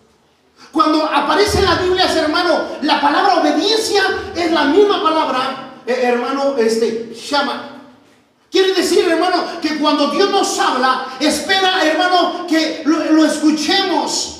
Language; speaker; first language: Spanish; native; Spanish